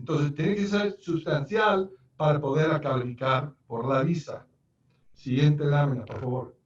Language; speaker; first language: Spanish; non-native, fluent; English